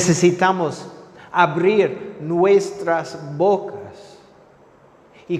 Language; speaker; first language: Spanish; non-native, fluent; English